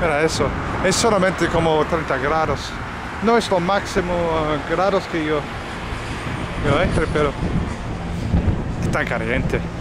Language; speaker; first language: Spanish; non-native, learner; English